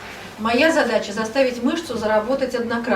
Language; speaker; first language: Russian; native; Russian